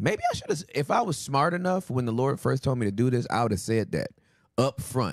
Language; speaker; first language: English; native; English